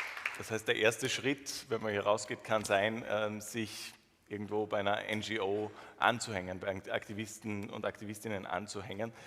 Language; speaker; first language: German; native; German